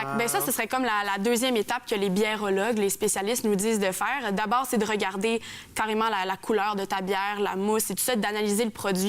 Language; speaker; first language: French; native; French